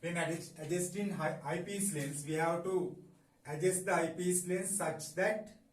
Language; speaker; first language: English; non-native, local second language; Sinhala